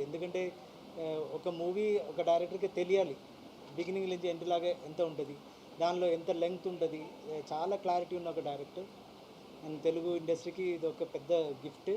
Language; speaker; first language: Telugu; non-native, fluent; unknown